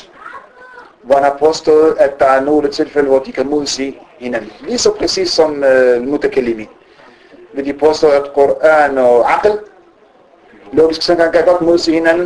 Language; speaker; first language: Danish; early bilingual, other home language; Arabic